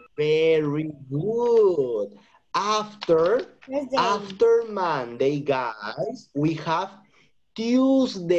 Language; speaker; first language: English; non-native, fluent; Spanish